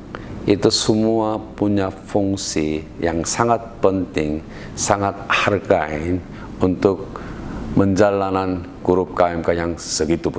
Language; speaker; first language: Indonesian; non-native, learner; Korean